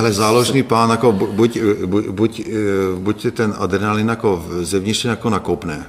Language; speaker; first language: Czech; non-native, fluent; Hungarian